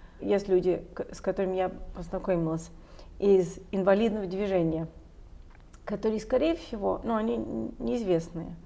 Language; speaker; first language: Russian; non-native, fluent; English